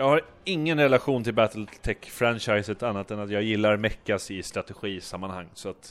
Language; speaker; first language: Swedish; native; Swedish